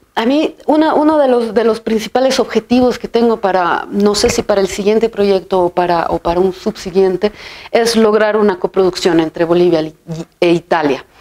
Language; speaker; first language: Spanish; native; Spanish